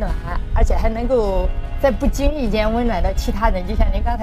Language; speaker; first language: Chinese; native; Chinese